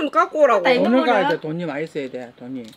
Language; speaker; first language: Korean; native; Korean